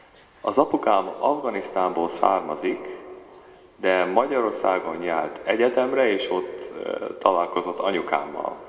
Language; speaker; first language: Hungarian; early bilingual, heritage; Hungarian